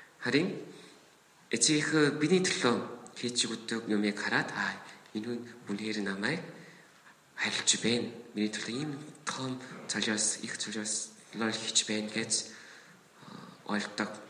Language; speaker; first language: Mongolian; non-native, fluent; Korean